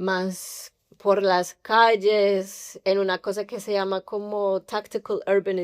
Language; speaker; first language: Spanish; early bilingual, heritage; English